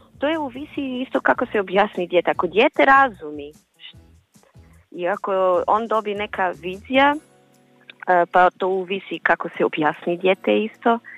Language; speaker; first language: Croatian; non-native, learner; Portuguese